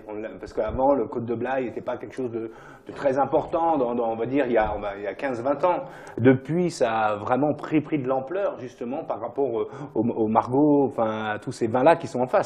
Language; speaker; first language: French; native; French